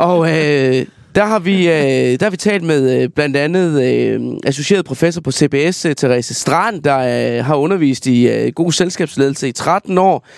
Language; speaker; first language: Danish; native; Danish